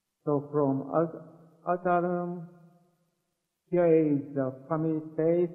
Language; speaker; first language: English; non-native, learner; Japanese